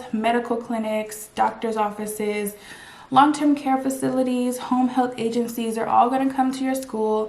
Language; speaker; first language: English; native; English